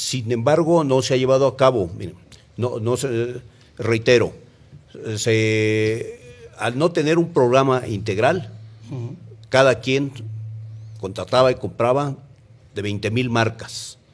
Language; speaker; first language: Spanish; native; Spanish